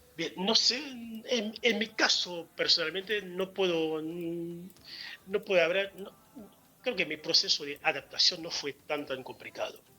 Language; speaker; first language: Spanish; non-native, fluent; Haitian Creole